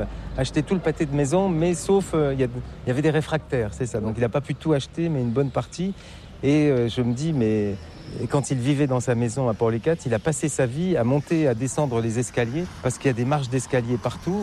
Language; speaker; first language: French; native; French